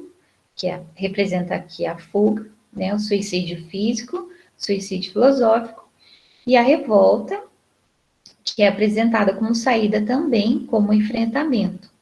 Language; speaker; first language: Portuguese; native; Portuguese